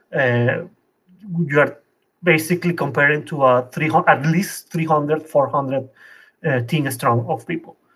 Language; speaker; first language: English; non-native, fluent; Spanish